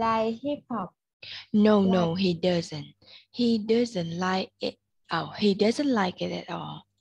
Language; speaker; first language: English; non-native, fluent; Vietnamese